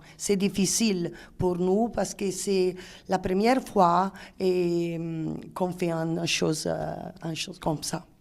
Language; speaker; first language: French; non-native, learner; Italian